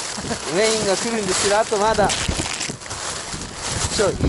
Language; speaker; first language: Japanese; native; Japanese